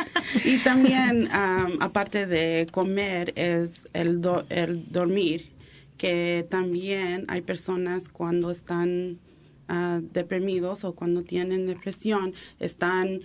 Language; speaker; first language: Spanish; early bilingual, heritage; English